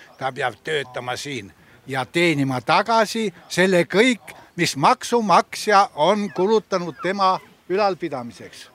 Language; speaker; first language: Estonian; native; Estonian